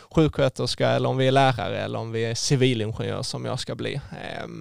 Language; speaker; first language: Swedish; native; Swedish